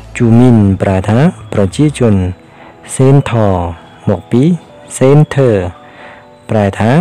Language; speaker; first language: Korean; non-native, fluent; Khmer